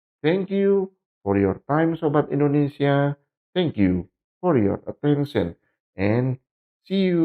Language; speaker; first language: English; non-native, fluent; Indonesian